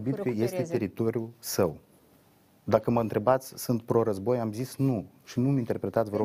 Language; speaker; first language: Romanian; native; Romanian